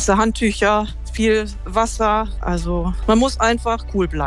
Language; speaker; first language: German; native; German